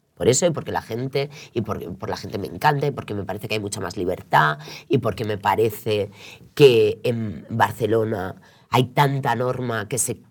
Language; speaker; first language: Spanish; non-native, local second language; Catalan